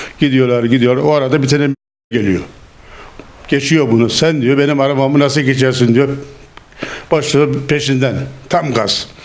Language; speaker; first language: Turkish; native; Turkish